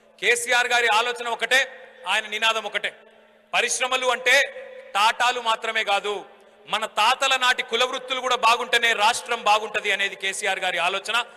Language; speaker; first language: Telugu; native; Telugu